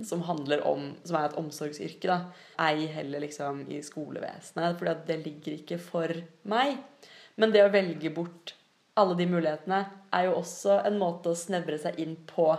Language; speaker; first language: Norwegian; native; Norwegian